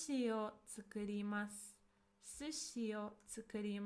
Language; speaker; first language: Japanese; non-native, fluent; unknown